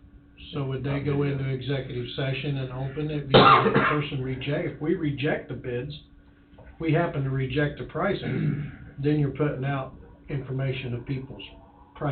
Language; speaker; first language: English; native; English